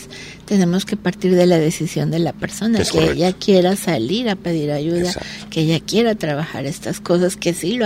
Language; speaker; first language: Spanish; native; Spanish